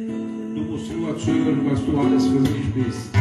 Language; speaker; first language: German; non-native, fluent; Italian